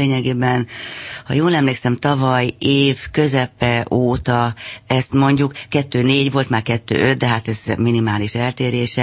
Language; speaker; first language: Hungarian; native; Hungarian